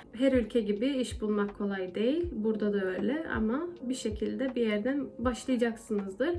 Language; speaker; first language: Turkish; early bilingual, heritage; Turkish